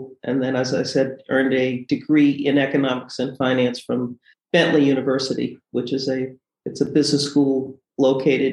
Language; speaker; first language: English; native; English